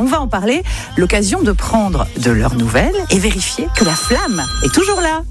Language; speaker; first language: French; native; French